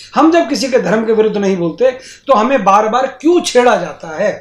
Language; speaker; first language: Hindi; native; Hindi